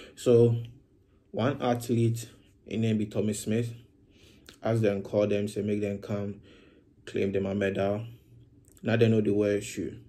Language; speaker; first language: Nigerian Pidgin; non-native, local second language; Akan